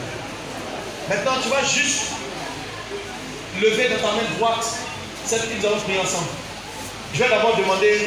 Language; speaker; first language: French; native; French